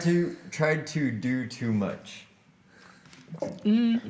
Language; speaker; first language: English; native; English